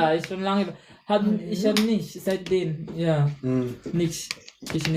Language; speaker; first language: German; non-native, learner; Cebuano